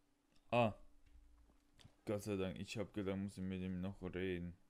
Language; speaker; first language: German; non-native, learner; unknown